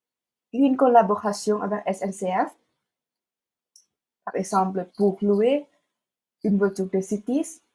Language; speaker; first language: French; non-native, fluent; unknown